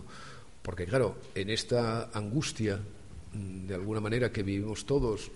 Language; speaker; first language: Spanish; native; Spanish